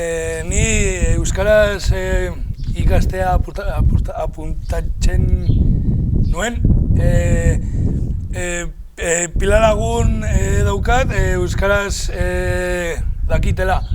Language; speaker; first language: Basque; non-native, local second language; Spanish